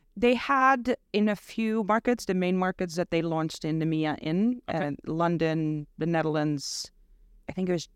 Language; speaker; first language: English; non-native, fluent; Dutch